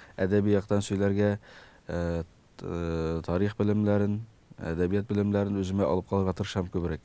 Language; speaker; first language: Tatar; early bilingual, heritage; Tatar